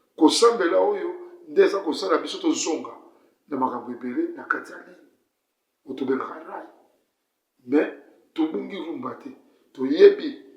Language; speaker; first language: Lingala; native; Lingala